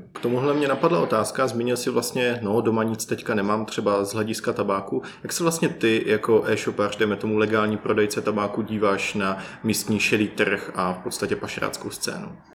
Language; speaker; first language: Czech; native; Czech